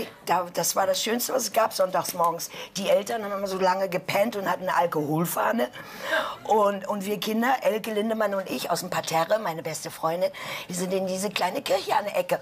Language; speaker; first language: German; native; German